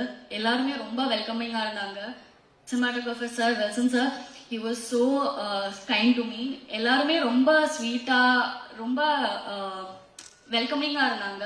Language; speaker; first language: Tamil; non-native, fluent; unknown